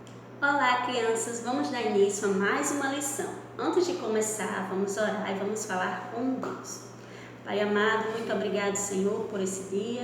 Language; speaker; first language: Portuguese; native; Portuguese